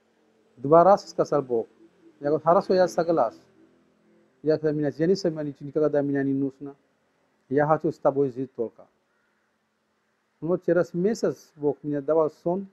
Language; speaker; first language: Russian; non-native, learner; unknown